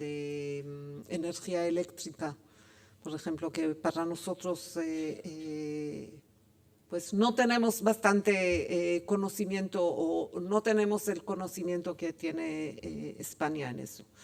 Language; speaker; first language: Spanish; non-native, fluent; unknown